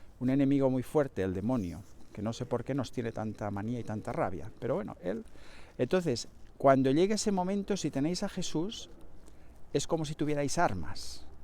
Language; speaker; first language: Spanish; native; Spanish